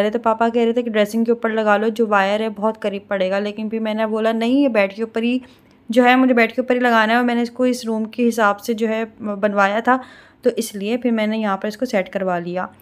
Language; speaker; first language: Urdu; native; Urdu